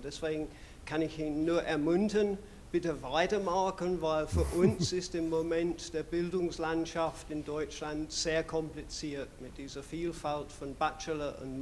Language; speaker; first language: German; non-native, fluent; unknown